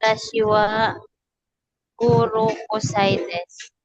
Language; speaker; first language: Japanese; non-native, learner; Filipino